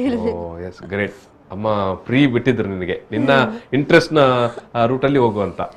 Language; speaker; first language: Kannada; native; Kannada